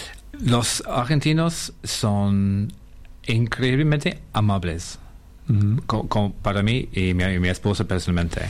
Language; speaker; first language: Spanish; non-native, fluent; English